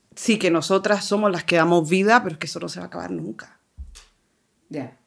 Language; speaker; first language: Spanish; native; Spanish